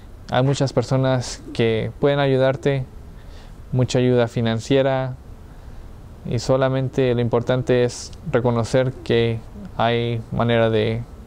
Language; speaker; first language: Spanish; early bilingual, heritage; Spanish